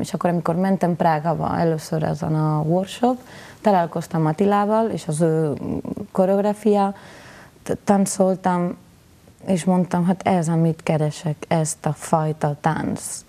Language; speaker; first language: Hungarian; non-native, learner; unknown